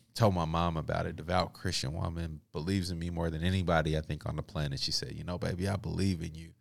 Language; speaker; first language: English; native; English